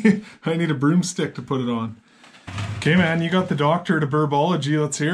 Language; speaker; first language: English; native; English